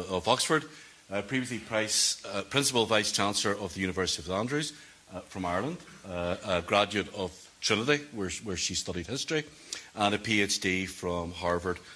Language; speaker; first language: English; native; English